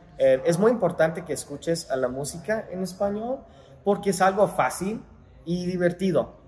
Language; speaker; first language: Spanish; non-native, fluent; English